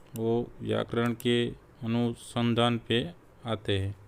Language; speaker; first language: Hindi; non-native, local second language; Gujarati